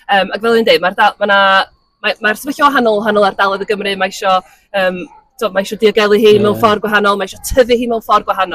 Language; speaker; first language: Welsh; native; Welsh